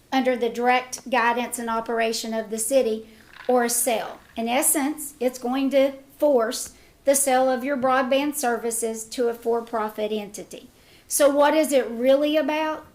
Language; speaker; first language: English; native; English